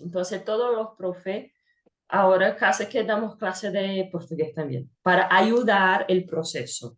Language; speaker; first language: Spanish; non-native, fluent; Portuguese